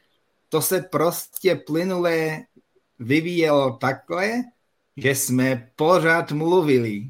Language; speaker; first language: Czech; non-native, fluent; Polish